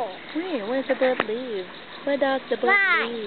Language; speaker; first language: English; non-native, fluent; Thai